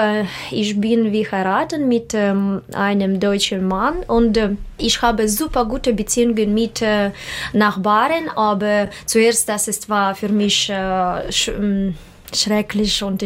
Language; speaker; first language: German; non-native, learner; Russian